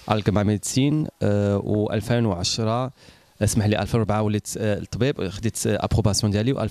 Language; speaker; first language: Arabic; early bilingual, heritage; Arabic